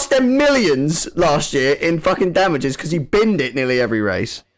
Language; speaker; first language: English; native; English